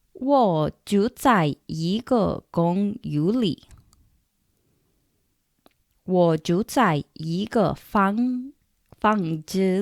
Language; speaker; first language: Chinese; non-native, learner; English